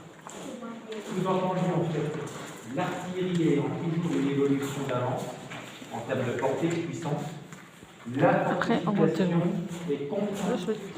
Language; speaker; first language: French; native; French